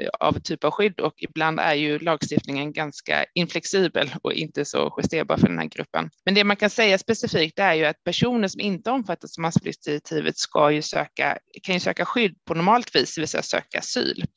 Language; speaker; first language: Swedish; native; Swedish